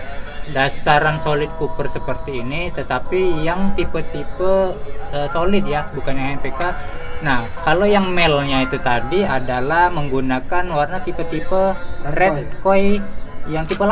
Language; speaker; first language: Indonesian; native; Indonesian